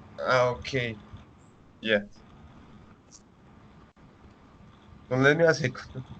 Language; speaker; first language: English; non-native, learner; Spanish